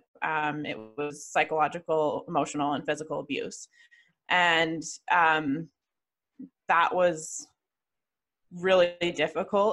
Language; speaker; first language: English; native; English